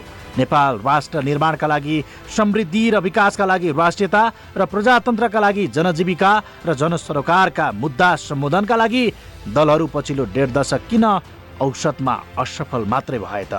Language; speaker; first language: Nepali; native; Nepali